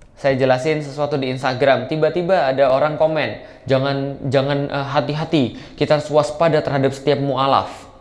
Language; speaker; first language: Indonesian; native; Indonesian